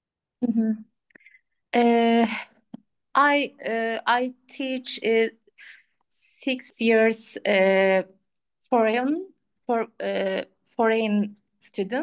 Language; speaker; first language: English; non-native, learner; Turkish